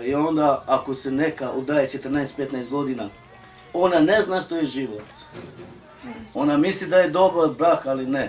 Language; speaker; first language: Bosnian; non-native, local second language; Romany